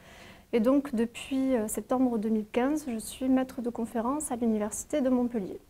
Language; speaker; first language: French; native; French